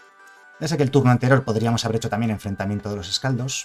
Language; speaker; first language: Spanish; native; Spanish